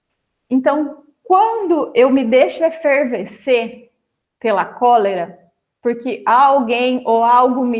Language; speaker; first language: Portuguese; native; Portuguese